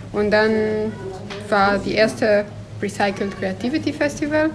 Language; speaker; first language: German; non-native, fluent; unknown